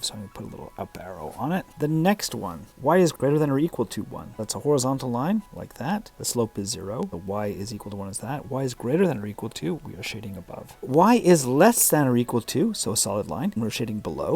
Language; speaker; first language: English; native; English